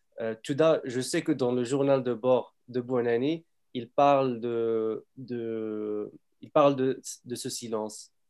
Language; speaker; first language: French; non-native, fluent; Arabic